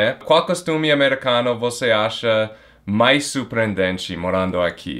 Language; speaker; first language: Portuguese; non-native, fluent; English